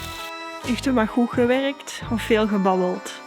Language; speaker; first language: Dutch; native; Dutch